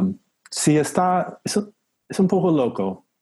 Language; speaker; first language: Spanish; non-native, learner; English